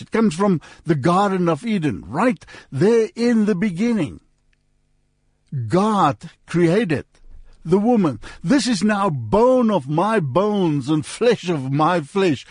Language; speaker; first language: English; non-native, local second language; Afrikaans